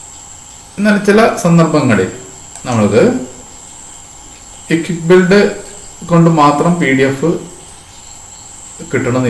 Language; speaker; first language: Malayalam; native; Malayalam